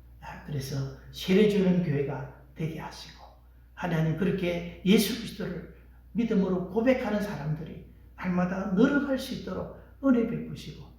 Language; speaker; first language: Korean; native; Korean